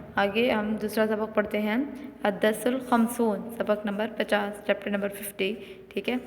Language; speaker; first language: Urdu; non-native, local second language; Pashto